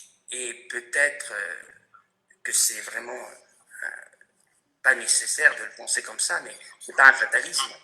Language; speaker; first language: French; non-native, fluent; Spanish